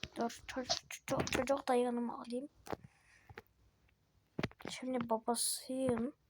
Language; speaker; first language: Turkish; early bilingual, heritage; Turkish